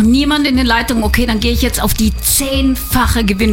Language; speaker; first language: German; native; German